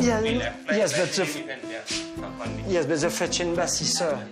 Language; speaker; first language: English; non-native, learner; French